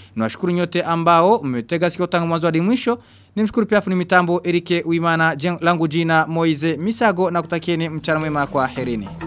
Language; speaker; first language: Swahili; non-native, local second language; Rundi